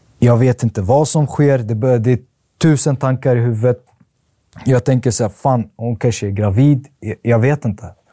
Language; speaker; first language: Swedish; early bilingual, other home language; Arabic